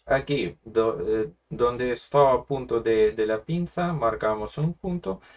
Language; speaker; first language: Spanish; non-native, fluent; Russian